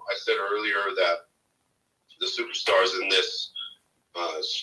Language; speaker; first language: English; native; English